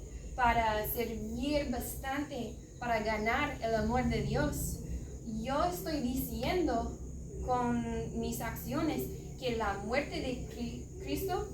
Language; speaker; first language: Spanish; non-native, learner; English